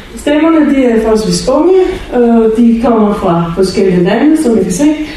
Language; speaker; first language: Danish; non-native, fluent; Bulgarian